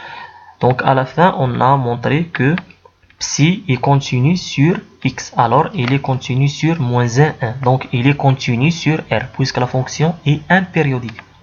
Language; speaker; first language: French; non-native, local second language; Arabic